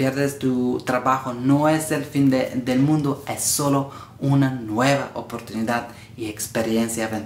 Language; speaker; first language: Spanish; non-native, learner; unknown